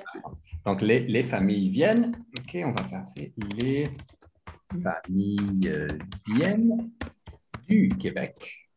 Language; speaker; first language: French; non-native, fluent; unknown